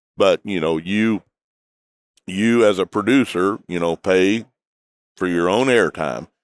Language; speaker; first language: English; native; English